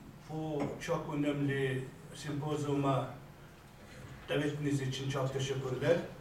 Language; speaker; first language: Turkish; non-native, learner; Mongolian